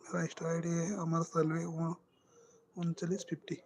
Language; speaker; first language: Hindi; non-native, local second language; Marathi